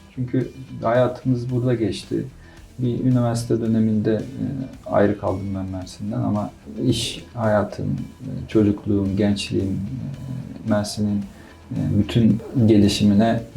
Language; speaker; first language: Turkish; native; Turkish